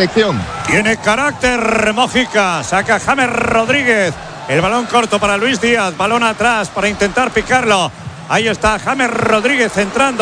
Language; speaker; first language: Spanish; native; Spanish